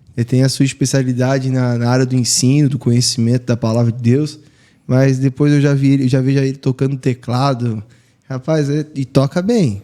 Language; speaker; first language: Portuguese; native; Portuguese